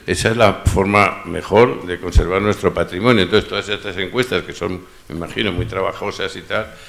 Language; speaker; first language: Spanish; native; Spanish